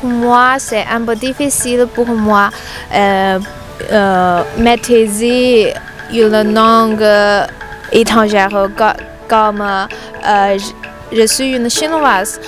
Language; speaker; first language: French; non-native, learner; Chinese